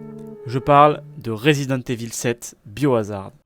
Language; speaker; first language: French; native; French